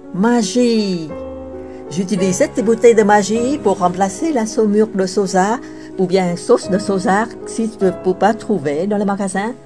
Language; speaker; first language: French; non-native, fluent; Vietnamese